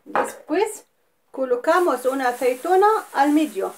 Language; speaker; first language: Spanish; non-native, fluent; Arabic